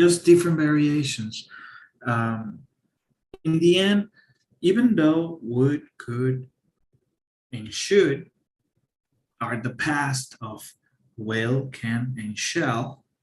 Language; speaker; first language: English; non-native, fluent; Spanish